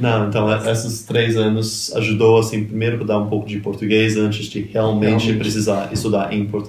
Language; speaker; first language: Portuguese; early bilingual, other home language; Danish